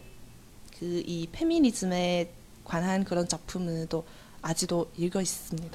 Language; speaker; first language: Korean; non-native, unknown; Chinese